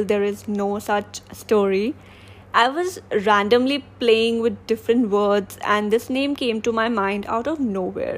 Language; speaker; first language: English; non-native, local second language; Hindi